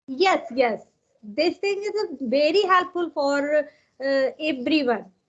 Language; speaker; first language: English; non-native, learner; Hindi